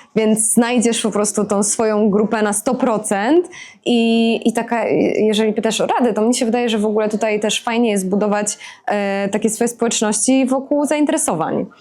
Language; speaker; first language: Polish; native; Polish